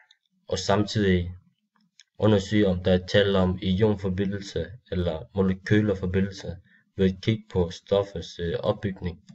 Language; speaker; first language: Danish; non-native, learner; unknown